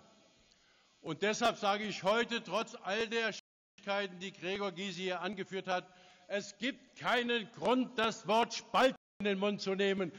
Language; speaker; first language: German; native; German